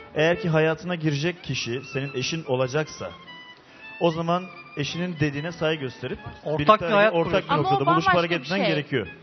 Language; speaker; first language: Turkish; native; Turkish